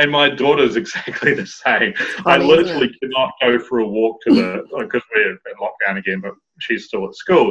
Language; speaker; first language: English; native; English